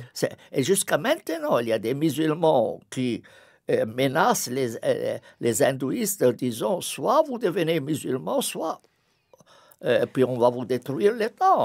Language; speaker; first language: French; non-native, fluent; Arabic